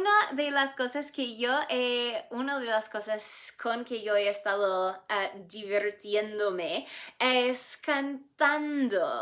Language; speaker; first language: Spanish; non-native, fluent; English